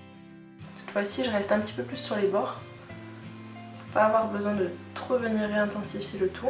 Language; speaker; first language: French; native; French